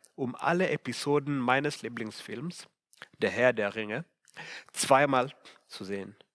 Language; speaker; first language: German; non-native, fluent; Swahili